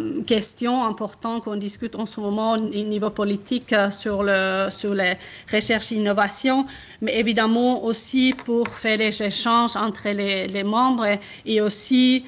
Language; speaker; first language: French; non-native, fluent; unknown